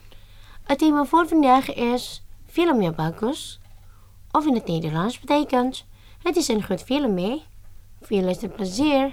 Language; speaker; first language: Dutch; non-native, fluent; Indonesian